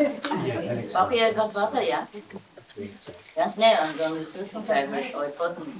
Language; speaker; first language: German; non-native, learner; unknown